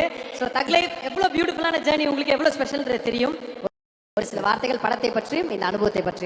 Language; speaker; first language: Tamil; native; Tamil